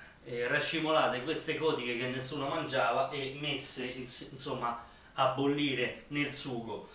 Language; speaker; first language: Italian; native; Italian